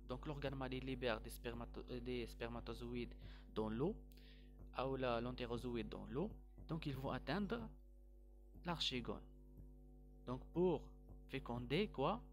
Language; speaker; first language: French; non-native, local second language; Arabic